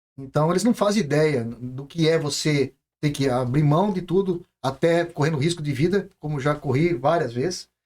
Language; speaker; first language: Portuguese; native; Portuguese